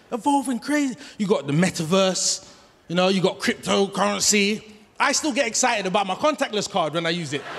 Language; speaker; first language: English; native; English